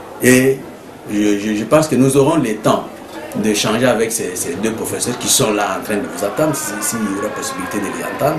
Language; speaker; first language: French; native; French